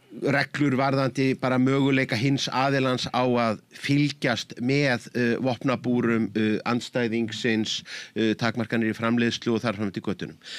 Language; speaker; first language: Icelandic; native; Icelandic